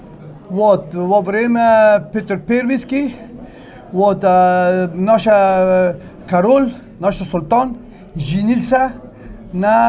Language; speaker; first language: Russian; non-native, learner; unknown